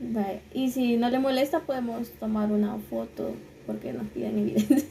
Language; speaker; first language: Spanish; native; Spanish